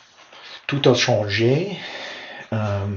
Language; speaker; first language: French; non-native, learner; English